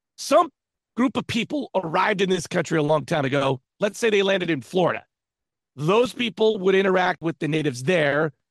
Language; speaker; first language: English; native; English